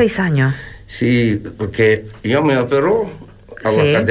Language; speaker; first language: Spanish; non-native, learner; Ukrainian